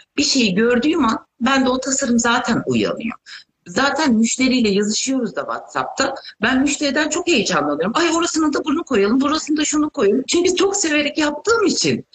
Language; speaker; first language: Turkish; native; Turkish